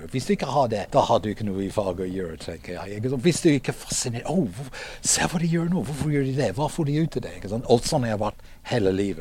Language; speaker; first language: Norwegian; non-native, fluent; English